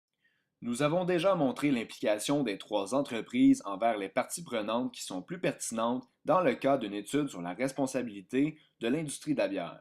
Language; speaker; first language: French; native; French